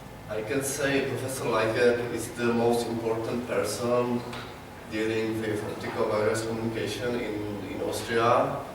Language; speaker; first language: English; non-native, learner; Czech